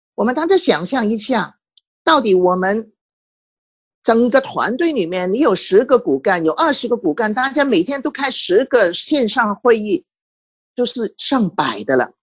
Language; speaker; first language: Chinese; non-native, local second language; Cantonese